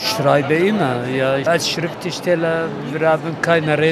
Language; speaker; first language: German; non-native, fluent; Arabic